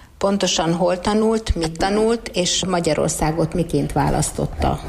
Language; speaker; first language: Hungarian; native; Hungarian